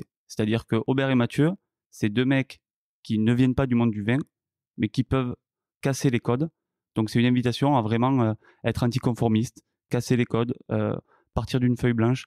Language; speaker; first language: French; native; French